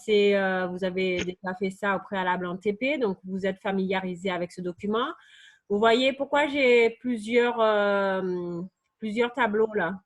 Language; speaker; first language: French; native; French